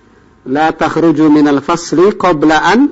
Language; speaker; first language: Indonesian; native; Indonesian